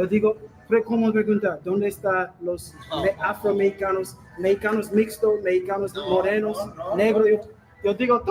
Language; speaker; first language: Spanish; non-native, learner; English